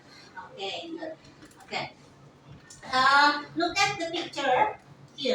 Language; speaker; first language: English; non-native, learner; Indonesian